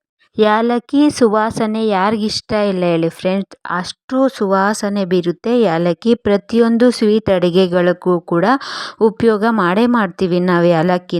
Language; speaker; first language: Kannada; native; Kannada